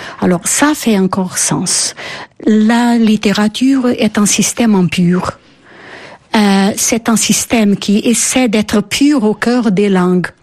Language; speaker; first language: French; non-native, fluent; Portuguese